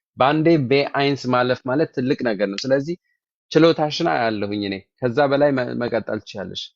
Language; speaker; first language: Amharic; native; Amharic